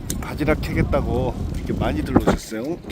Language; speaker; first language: Korean; native; Korean